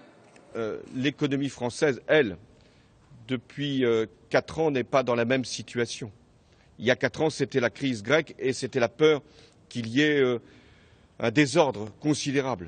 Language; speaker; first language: French; native; French